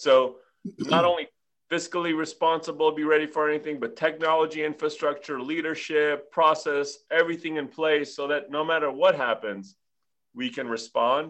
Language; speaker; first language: English; early bilingual, other home language; Armenian